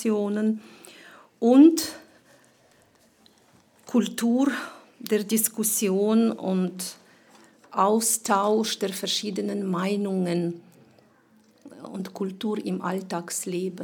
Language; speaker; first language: German; non-native, fluent; Ukrainian